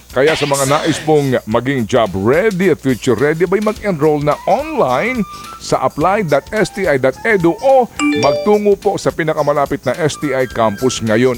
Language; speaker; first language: Filipino; non-native, local second language; Waray